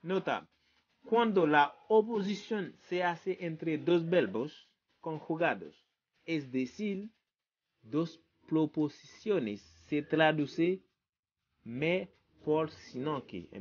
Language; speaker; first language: Spanish; non-native, fluent; Haitian Creole